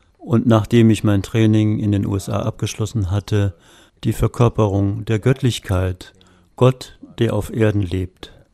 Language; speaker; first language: German; native; German